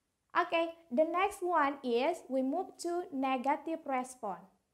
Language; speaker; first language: English; non-native, fluent; Indonesian